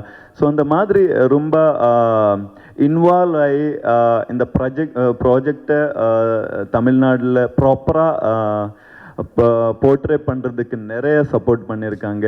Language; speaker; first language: Tamil; non-native, learner; Kannada